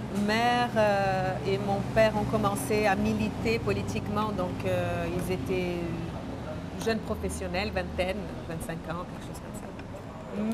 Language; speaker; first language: French; non-native, fluent; Portuguese